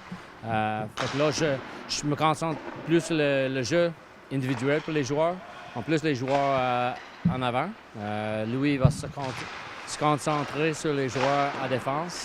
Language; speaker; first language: French; non-native, fluent; English